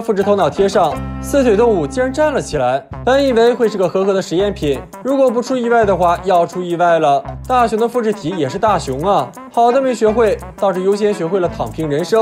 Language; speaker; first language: Chinese; native; Chinese